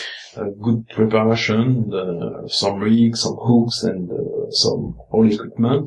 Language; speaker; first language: English; non-native, learner; French